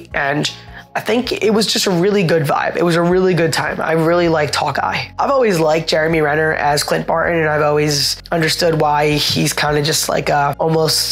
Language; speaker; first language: English; native; English